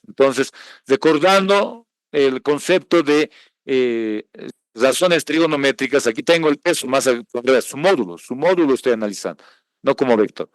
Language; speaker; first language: Spanish; native; Spanish